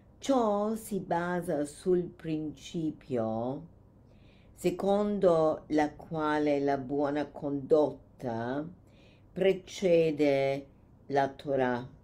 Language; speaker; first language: Italian; non-native, fluent; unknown